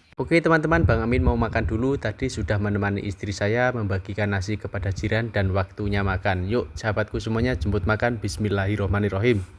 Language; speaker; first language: Indonesian; non-native, local second language; Javanese